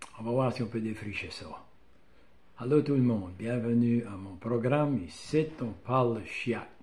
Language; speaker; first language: French; native; French